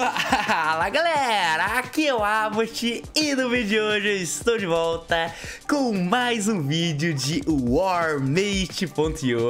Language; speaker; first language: Portuguese; native; Portuguese